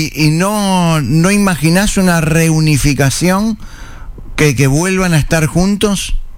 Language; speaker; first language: Spanish; native; Spanish